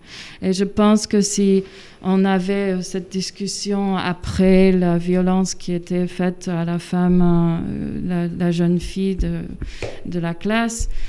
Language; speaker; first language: French; non-native, fluent; English